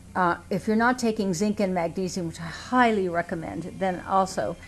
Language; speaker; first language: English; native; English